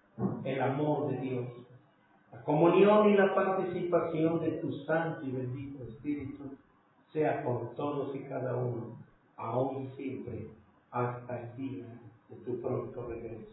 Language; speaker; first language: Spanish; native; Spanish